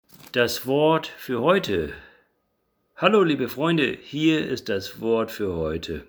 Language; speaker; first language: German; native; German